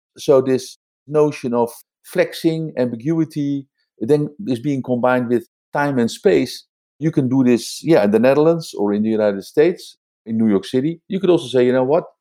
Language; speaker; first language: English; non-native, fluent; Dutch